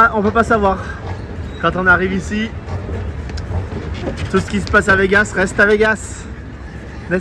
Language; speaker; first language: French; native; French